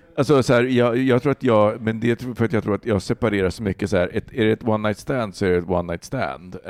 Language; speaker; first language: Swedish; early bilingual, other home language; Polish